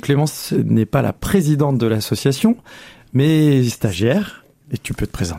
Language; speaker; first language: French; native; French